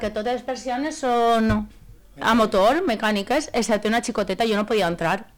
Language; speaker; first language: Spanish; non-native, local second language; Catalan